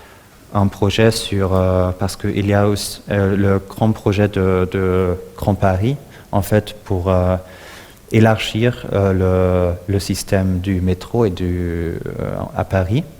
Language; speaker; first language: French; non-native, fluent; German